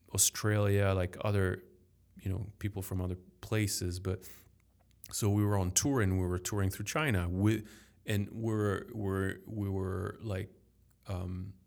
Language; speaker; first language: English; non-native, fluent; French